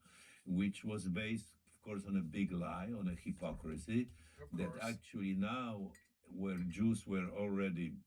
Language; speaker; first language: English; non-native, fluent; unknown